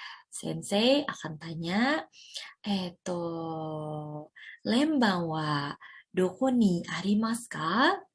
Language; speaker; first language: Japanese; non-native, fluent; Indonesian